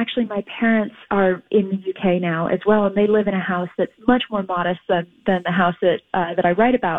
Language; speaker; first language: English; native; English